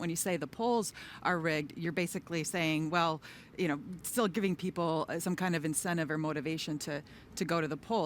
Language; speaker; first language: English; native; English